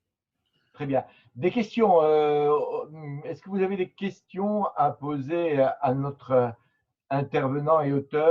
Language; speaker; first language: French; native; French